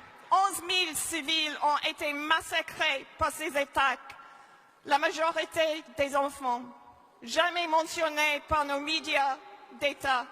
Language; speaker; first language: French; non-native, fluent; English